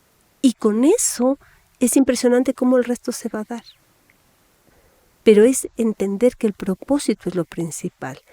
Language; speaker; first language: Spanish; native; Spanish